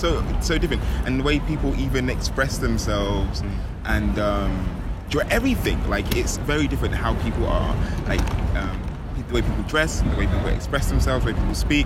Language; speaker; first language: English; native; English